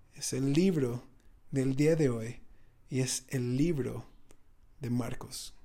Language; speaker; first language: Spanish; non-native, fluent; English